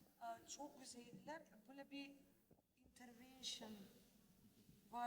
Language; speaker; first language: Turkish; non-native, learner; Macedonian